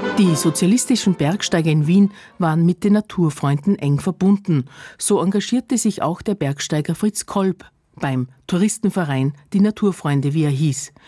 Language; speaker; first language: German; native; German